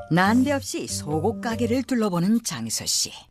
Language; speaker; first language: Korean; native; Korean